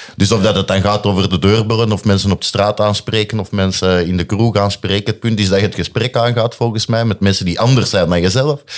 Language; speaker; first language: Dutch; native; Dutch